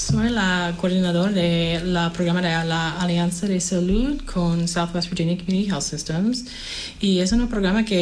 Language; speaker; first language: Spanish; non-native, fluent; English